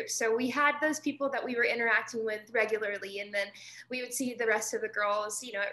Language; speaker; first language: English; native; English